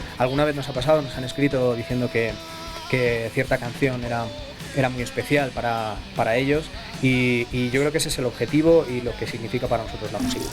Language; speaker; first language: Spanish; native; Spanish